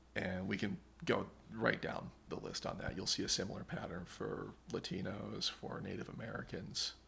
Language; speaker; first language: English; native; English